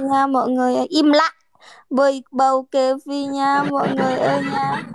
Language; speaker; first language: Vietnamese; non-native, learner; Indonesian